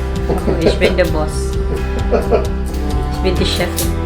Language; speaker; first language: German; non-native, learner; Filipino